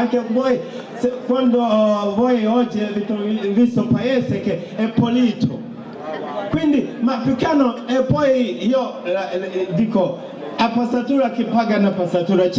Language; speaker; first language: Italian; non-native, learner; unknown